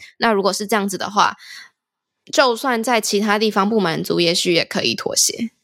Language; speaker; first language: Chinese; native; Chinese